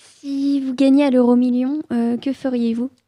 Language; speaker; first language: French; native; French